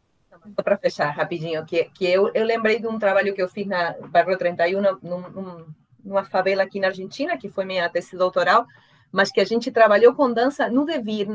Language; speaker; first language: Portuguese; non-native, fluent; Spanish